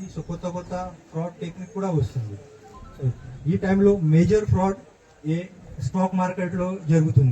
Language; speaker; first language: Telugu; non-native, learner; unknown